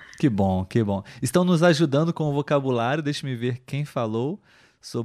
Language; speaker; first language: Portuguese; non-native, learner; Spanish